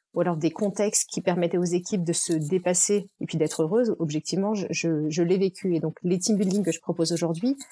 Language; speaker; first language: French; native; French